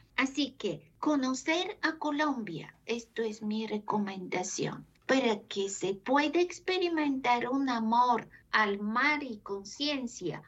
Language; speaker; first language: Spanish; non-native, fluent; Bulgarian